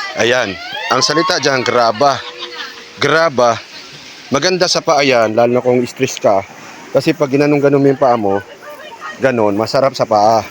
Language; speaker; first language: Filipino; non-native, local second language; Cebuano